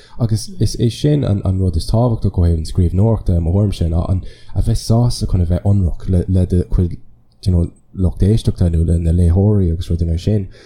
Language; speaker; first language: Irish; non-native, local second language; English